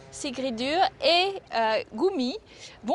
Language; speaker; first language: French; native; French